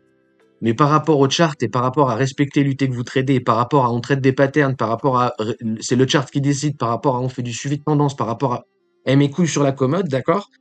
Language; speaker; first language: French; native; French